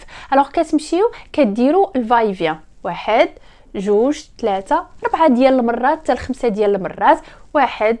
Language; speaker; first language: Arabic; native; Arabic